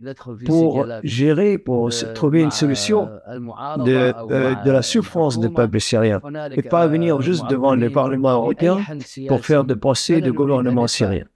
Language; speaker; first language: French; non-native, fluent; Arabic